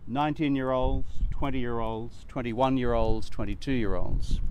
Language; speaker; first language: English; native; English